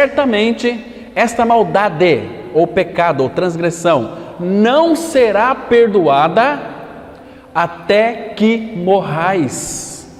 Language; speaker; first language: Portuguese; native; Portuguese